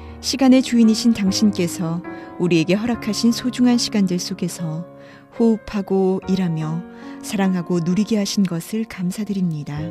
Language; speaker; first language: Korean; native; Korean